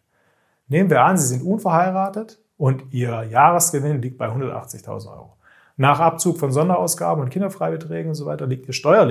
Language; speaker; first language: German; native; German